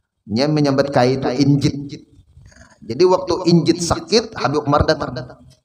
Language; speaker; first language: Indonesian; non-native, local second language; Banjar